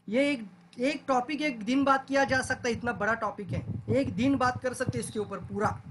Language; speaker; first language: Hindi; non-native, local second language; Marathi